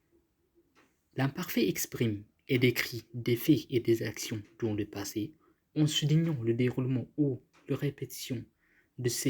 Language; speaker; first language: French; non-native, fluent; Tigrinya